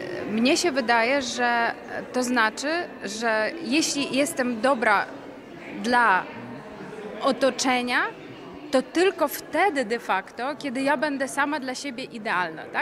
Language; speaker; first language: Polish; non-native, fluent; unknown